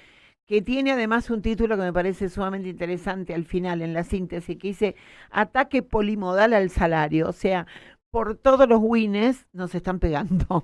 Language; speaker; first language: Spanish; native; Spanish